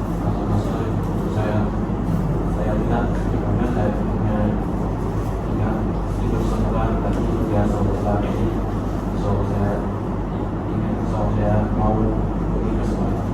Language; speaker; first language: Indonesian; non-native, local second language; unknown